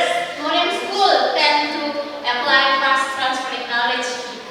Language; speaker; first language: English; non-native, fluent; Indonesian